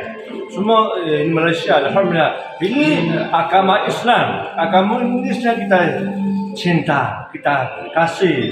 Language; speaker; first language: Indonesian; non-native, learner; Chinese